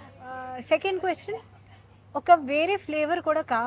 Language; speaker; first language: Telugu; non-native, learner; Hindi